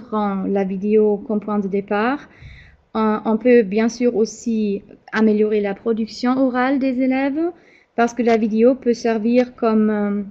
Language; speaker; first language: French; non-native, fluent; German